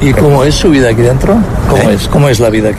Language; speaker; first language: Spanish; native; Spanish